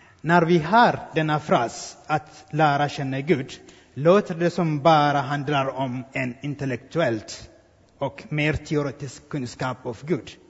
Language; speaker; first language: Swedish; non-native, fluent; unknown